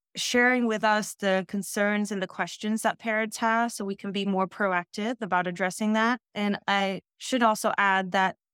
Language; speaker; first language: English; early bilingual, other home language; Dutch